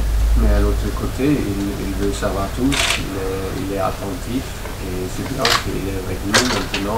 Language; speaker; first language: French; non-native, learner; German